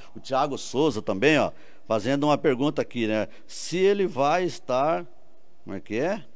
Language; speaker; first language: Portuguese; native; Portuguese